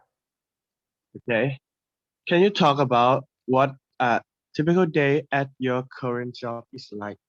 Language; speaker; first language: English; non-native, learner; Thai